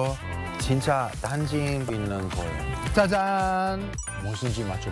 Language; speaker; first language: Korean; non-native, fluent; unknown